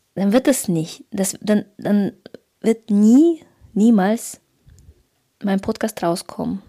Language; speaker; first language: German; early bilingual, other home language; Russian